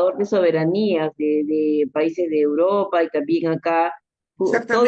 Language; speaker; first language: Spanish; native; Spanish